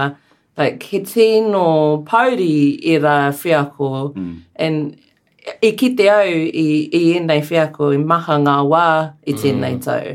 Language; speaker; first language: Māori; non-native, local second language; English